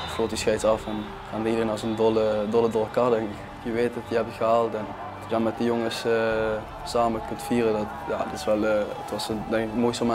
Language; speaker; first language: Dutch; native; Dutch